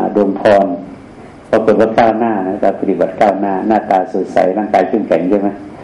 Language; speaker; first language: Thai; native; Thai